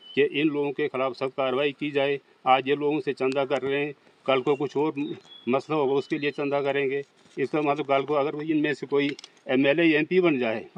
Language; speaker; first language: Hindi; native; Hindi